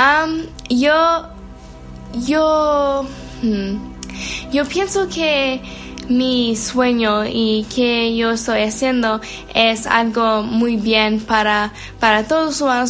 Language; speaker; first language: Spanish; non-native, learner; English